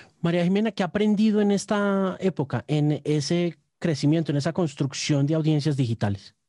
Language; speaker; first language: Spanish; native; Spanish